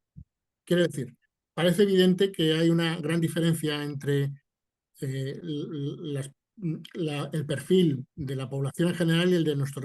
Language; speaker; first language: Spanish; native; Spanish